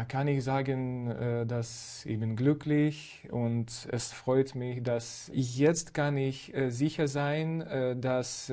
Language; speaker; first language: German; non-native, fluent; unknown